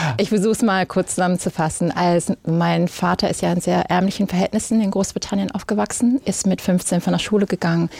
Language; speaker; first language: German; early bilingual, other home language; English